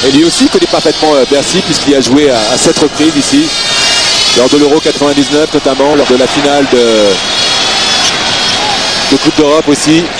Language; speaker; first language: French; native; French